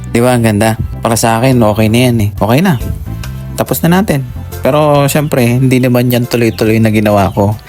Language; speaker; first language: Filipino; native; Filipino